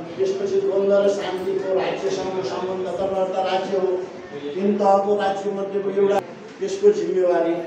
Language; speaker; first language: Nepali; native; Nepali